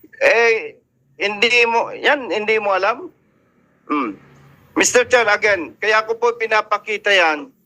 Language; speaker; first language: Filipino; native; Filipino